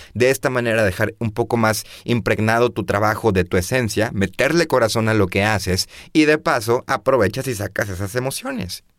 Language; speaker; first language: Spanish; native; Spanish